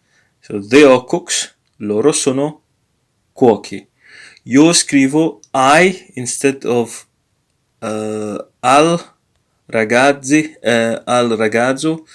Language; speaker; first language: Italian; non-native, learner; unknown